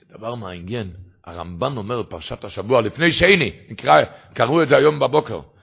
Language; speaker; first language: Hebrew; non-native, local second language; Yiddish